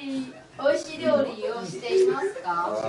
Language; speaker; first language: Japanese; non-native, learner; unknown